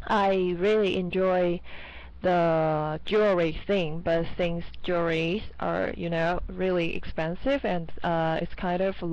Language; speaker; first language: English; non-native, fluent; Chinese